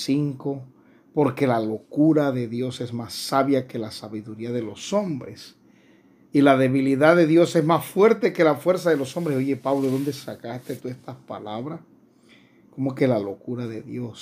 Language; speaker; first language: Spanish; native; Spanish